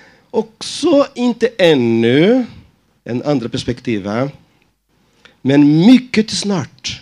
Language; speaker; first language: Swedish; non-native, fluent; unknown